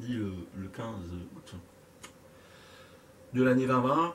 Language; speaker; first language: French; native; French